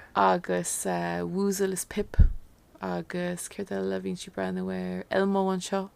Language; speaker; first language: Irish; non-native, local second language; English